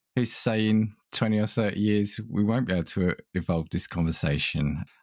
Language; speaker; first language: English; early bilingual, other home language; Italian